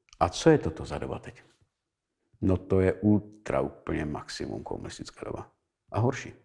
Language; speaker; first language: Czech; native; Czech